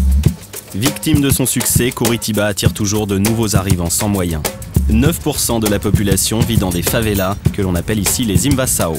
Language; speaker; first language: French; native; French